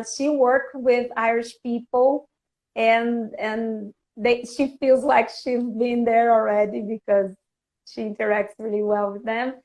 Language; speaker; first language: English; non-native, fluent; Portuguese